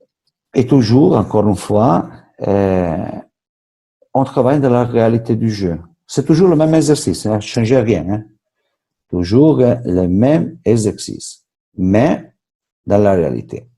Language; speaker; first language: French; non-native, fluent; Italian